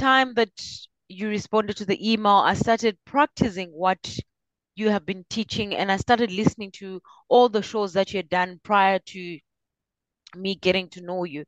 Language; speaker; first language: English; non-native, local second language; Shona